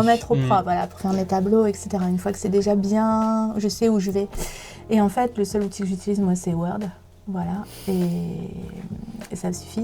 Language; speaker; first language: French; native; French